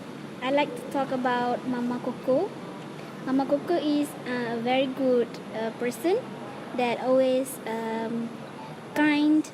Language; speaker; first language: English; non-native, learner; Malay